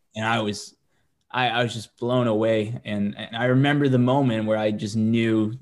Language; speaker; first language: English; native; English